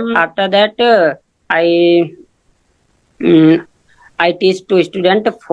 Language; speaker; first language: English; non-native, learner; Hindi